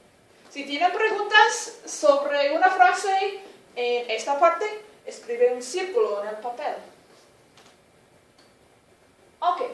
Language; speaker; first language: Spanish; non-native, fluent; English